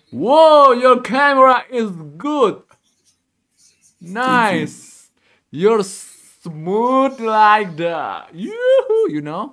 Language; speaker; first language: English; non-native, learner; Indonesian